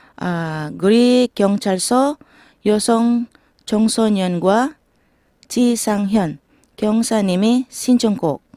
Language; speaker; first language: Korean; non-native, learner; Filipino